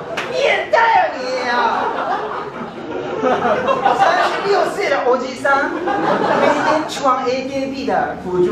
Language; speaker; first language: Chinese; non-native, fluent; Japanese